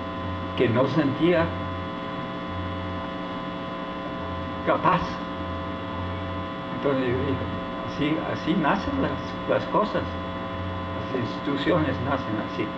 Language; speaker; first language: Spanish; non-native, fluent; English